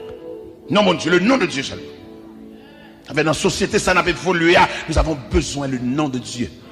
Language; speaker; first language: French; non-native, local second language; Haitian Creole